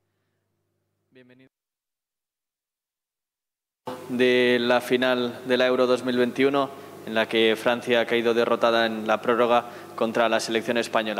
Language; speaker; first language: Spanish; native; Spanish